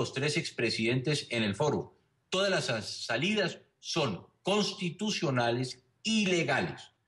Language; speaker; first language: Spanish; native; Spanish